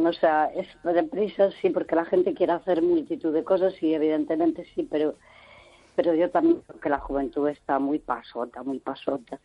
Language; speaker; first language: Spanish; native; Spanish